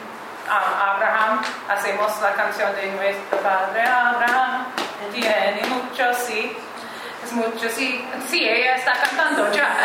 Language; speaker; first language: Spanish; non-native, learner; English